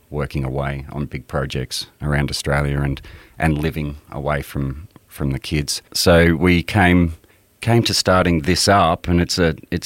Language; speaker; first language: English; native; English